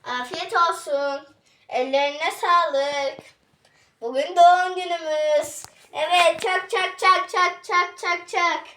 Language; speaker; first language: Turkish; native; Turkish